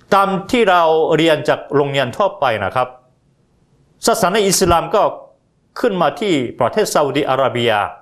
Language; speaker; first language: Thai; non-native, fluent; Korean